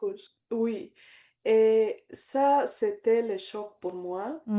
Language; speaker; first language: French; non-native, learner; Bulgarian